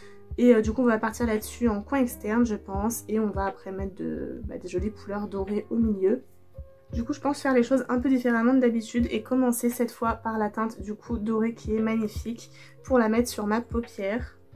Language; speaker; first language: French; native; French